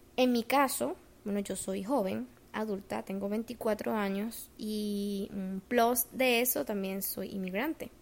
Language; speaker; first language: Spanish; native; Spanish